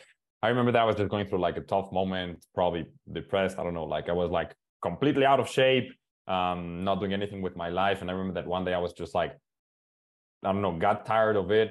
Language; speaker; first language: English; non-native, fluent; Spanish